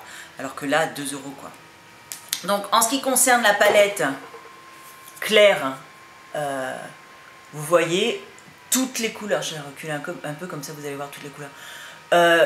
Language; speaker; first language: French; native; French